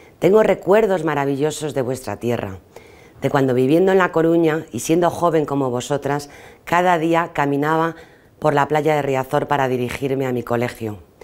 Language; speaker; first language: Spanish; native; Spanish